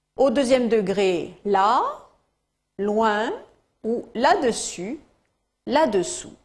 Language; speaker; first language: French; non-native, fluent; Spanish